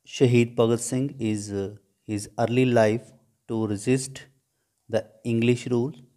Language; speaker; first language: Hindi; non-native, local second language; Punjabi